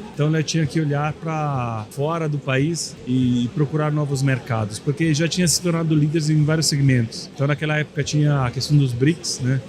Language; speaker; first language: Portuguese; non-native, fluent; Italian